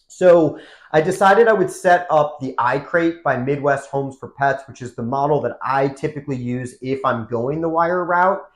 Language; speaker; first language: English; native; English